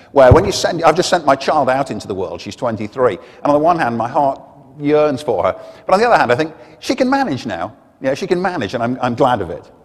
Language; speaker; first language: English; native; English